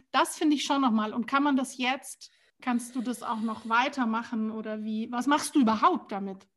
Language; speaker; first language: German; native; German